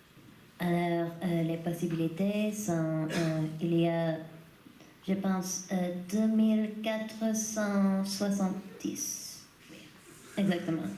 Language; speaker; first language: French; non-native, learner; English